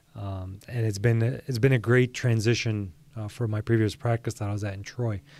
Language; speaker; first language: English; native; English